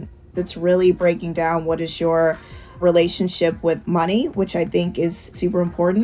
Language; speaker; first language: English; native; English